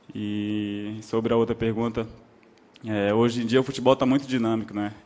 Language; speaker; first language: Portuguese; native; Portuguese